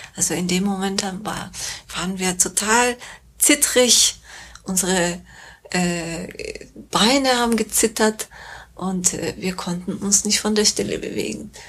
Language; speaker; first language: German; non-native, fluent; Persian